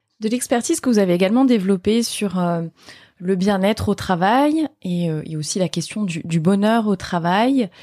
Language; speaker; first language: French; native; French